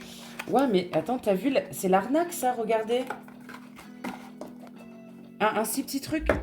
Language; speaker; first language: French; native; French